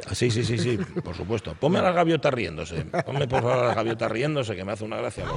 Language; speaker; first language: Spanish; native; Spanish